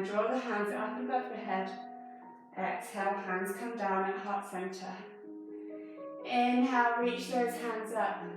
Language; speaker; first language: English; native; English